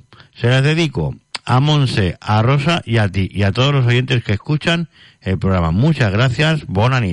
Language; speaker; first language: Spanish; native; Spanish